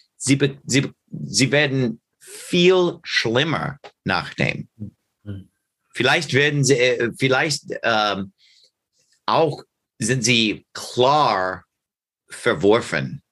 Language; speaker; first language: German; non-native, learner; English